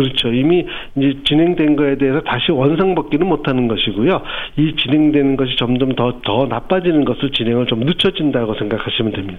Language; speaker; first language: Korean; native; Korean